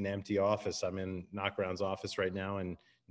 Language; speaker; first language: English; native; English